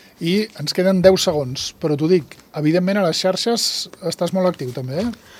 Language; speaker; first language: Catalan; native; Catalan